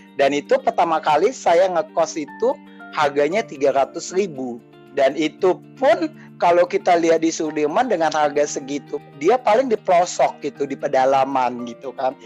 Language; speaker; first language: Indonesian; native; Indonesian